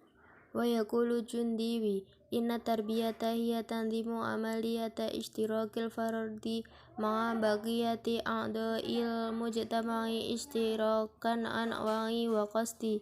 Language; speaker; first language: Arabic; non-native, learner; Indonesian